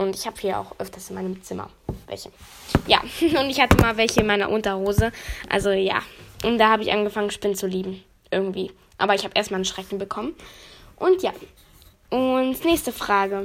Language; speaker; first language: German; native; German